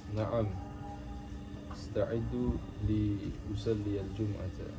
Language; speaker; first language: Arabic; non-native, learner; Indonesian